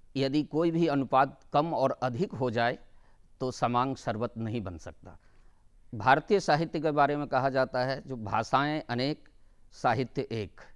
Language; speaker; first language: Hindi; non-native, local second language; Maithili